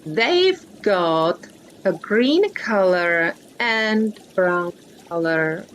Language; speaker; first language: English; non-native, fluent; Czech